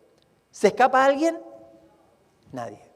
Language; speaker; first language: Spanish; native; Spanish